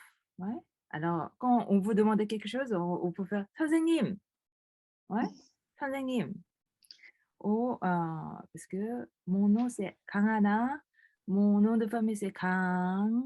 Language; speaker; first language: French; non-native, fluent; Korean